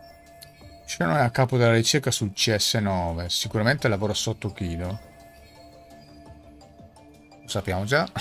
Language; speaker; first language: Italian; native; Italian